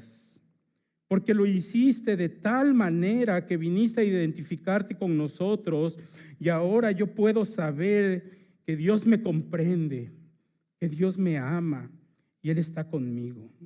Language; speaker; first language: Spanish; native; Spanish